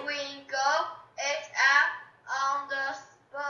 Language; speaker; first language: English; non-native, learner; Chinese